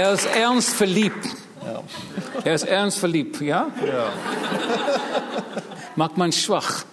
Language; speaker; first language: German; non-native, learner; English